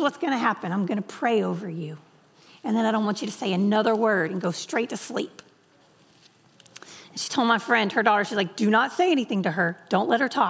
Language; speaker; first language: English; native; English